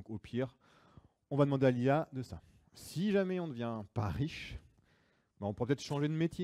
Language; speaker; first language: French; native; French